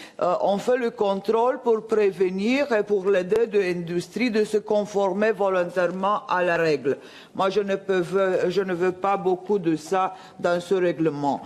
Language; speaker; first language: French; non-native, fluent; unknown